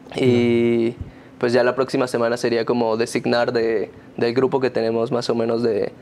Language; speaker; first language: Spanish; native; Spanish